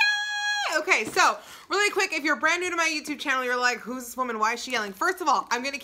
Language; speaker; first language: English; native; English